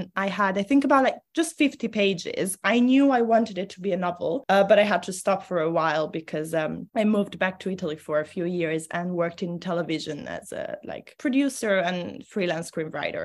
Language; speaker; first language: English; non-native, fluent; Italian